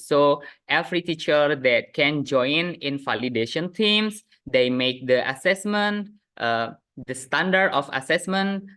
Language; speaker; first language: English; non-native, learner; Indonesian